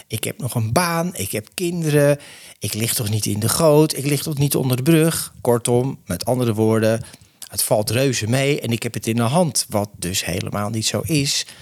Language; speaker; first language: Dutch; native; Dutch